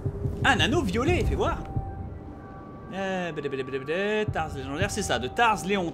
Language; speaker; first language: French; native; French